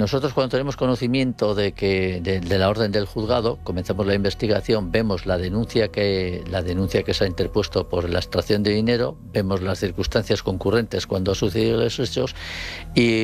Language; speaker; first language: Spanish; native; Spanish